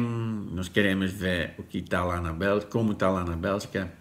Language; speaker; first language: Portuguese; non-native, learner; Dutch